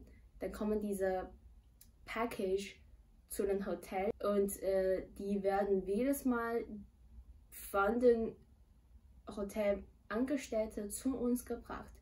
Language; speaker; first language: German; non-native, fluent; Chinese